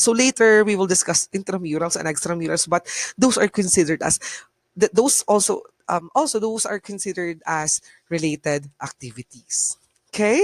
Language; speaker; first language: English; non-native, local second language; Bikol